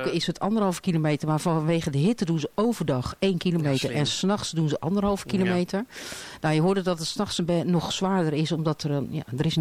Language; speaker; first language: Dutch; native; Dutch